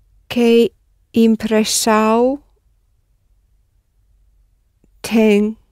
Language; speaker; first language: Portuguese; non-native, learner; English